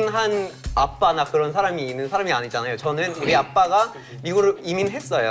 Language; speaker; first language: Korean; non-native, fluent; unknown